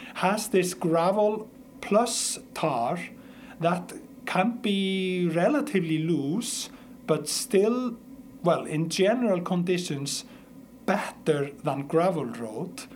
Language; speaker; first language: English; non-native, fluent; Icelandic